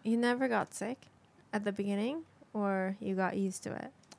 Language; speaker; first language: English; non-native, fluent; Japanese